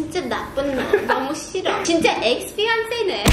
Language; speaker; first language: Korean; early bilingual, heritage; English